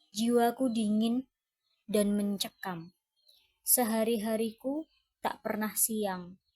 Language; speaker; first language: Indonesian; non-native, fluent; Thai